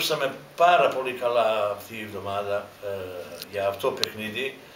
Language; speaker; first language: Greek; non-native, fluent; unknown